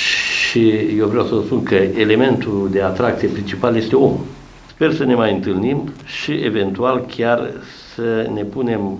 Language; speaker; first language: Romanian; native; Romanian